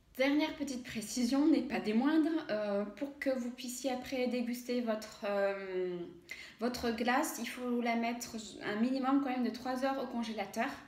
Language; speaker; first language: French; native; French